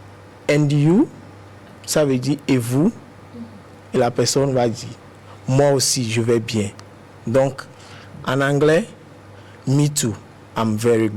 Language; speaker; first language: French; non-native, fluent; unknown